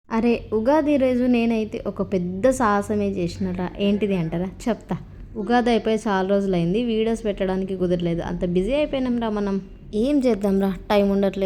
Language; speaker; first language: Telugu; native; Telugu